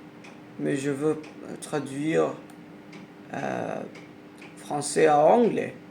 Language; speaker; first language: French; non-native, learner; Arabic